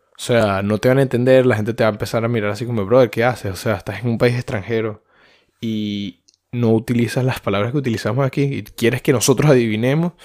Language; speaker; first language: Spanish; native; Spanish